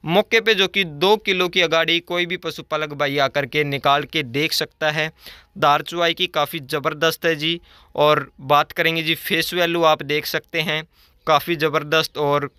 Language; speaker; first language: Hindi; native; Hindi